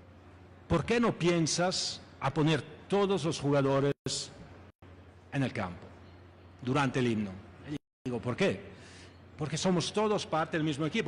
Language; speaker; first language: Spanish; non-native, fluent; Italian